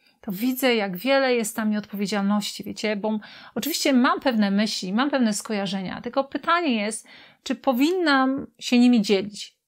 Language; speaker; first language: Polish; native; Polish